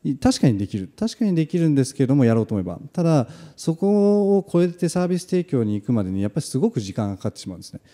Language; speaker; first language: Japanese; native; Japanese